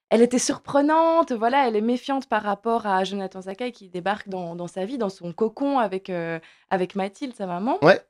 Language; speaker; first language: French; native; French